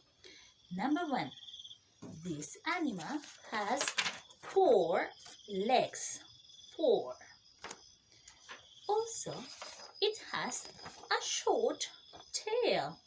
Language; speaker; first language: English; non-native, fluent; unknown